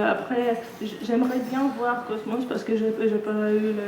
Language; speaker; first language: French; non-native, fluent; Russian